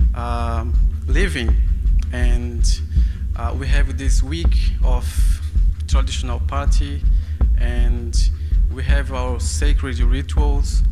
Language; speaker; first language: English; non-native, fluent; Portuguese